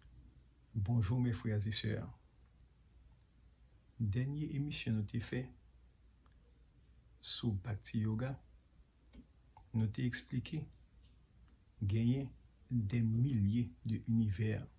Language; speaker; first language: French; non-native, local second language; Haitian Creole